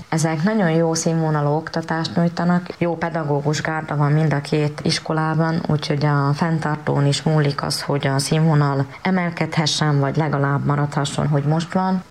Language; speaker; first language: Hungarian; native; Hungarian